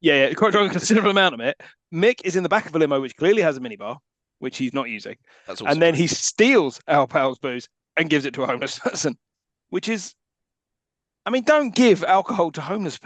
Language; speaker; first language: English; native; English